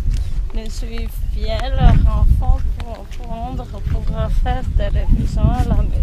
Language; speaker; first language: French; non-native, local second language; Malagasy